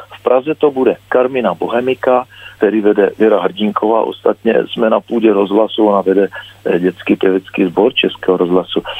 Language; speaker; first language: Czech; native; Czech